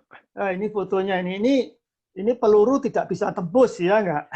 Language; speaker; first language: Indonesian; native; Indonesian